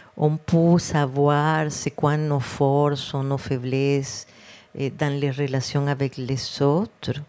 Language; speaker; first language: French; non-native, fluent; Spanish